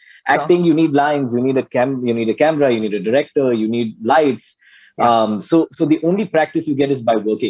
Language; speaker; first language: English; native; English